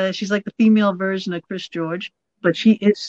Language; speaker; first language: English; native; English